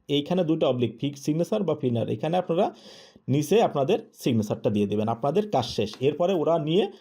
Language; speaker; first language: Bangla; native; Bangla